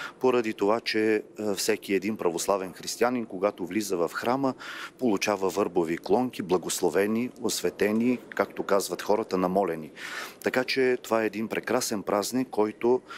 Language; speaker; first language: Bulgarian; native; Bulgarian